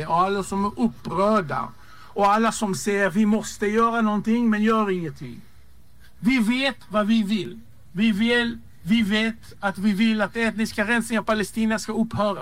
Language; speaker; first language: Swedish; non-native, fluent; Hebrew